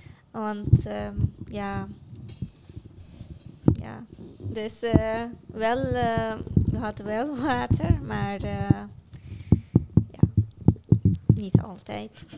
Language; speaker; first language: Dutch; non-native, fluent; Arabic